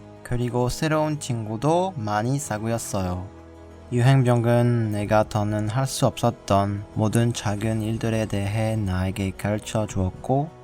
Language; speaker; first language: Korean; non-native, learner; French